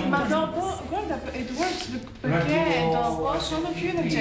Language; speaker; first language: Italian; non-native, learner; Greek